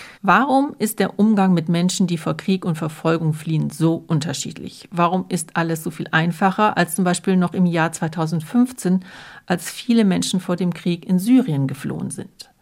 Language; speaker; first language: German; native; German